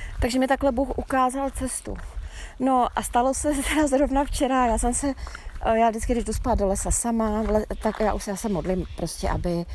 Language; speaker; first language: Czech; native; Czech